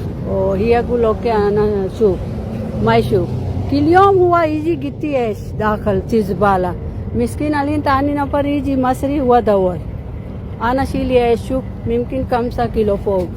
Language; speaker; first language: Arabic; non-native, learner; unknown